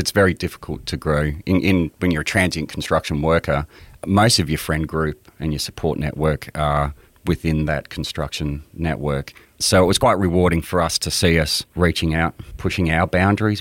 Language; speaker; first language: English; native; English